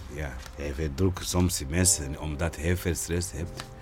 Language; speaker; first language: Dutch; non-native, learner; Rundi